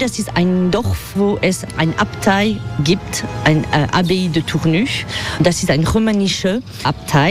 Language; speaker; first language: German; non-native, fluent; French